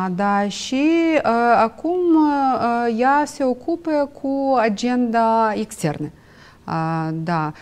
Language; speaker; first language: Romanian; non-native, local second language; Russian